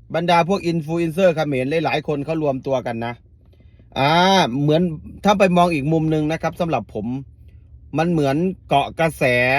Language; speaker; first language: Thai; native; Thai